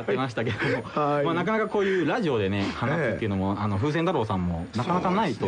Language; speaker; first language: Japanese; native; Japanese